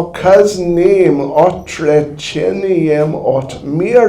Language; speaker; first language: Russian; non-native, learner; English